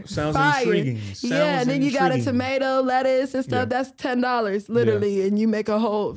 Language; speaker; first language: English; native; English